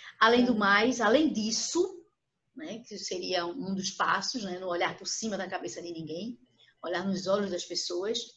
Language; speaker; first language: Portuguese; native; Portuguese